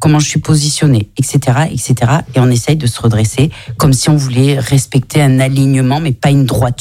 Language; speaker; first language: French; native; French